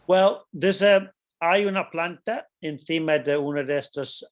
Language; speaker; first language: Spanish; non-native, fluent; English